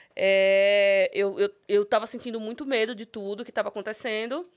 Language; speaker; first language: Portuguese; native; Portuguese